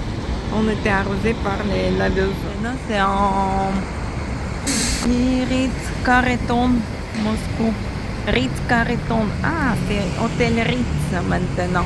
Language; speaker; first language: French; non-native, fluent; Russian